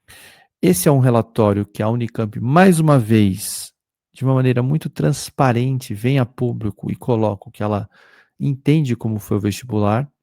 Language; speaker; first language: Portuguese; native; Portuguese